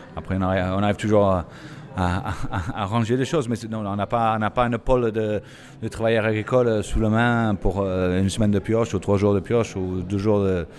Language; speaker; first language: French; non-native, fluent; English